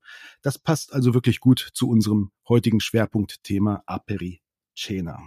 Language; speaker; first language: German; native; German